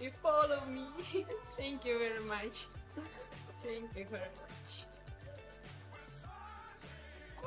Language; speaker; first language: English; non-native, learner; Russian